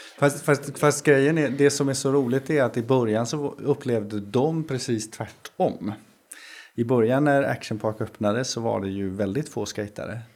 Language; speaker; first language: Swedish; native; Swedish